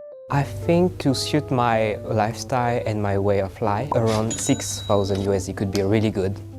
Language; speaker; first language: English; non-native, fluent; French